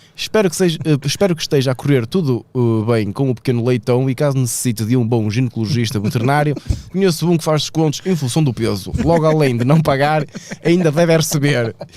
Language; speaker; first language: Portuguese; native; Portuguese